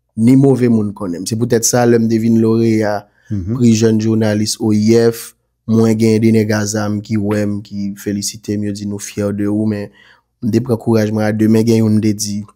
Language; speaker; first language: Haitian Creole; native; Haitian Creole